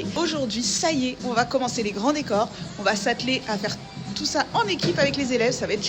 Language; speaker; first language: French; native; French